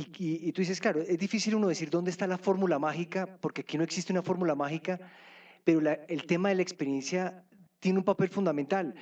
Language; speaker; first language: Spanish; native; Spanish